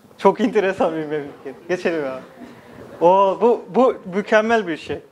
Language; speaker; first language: Turkish; non-native, fluent; Nepali